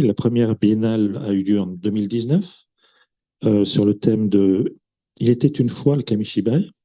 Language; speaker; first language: French; native; French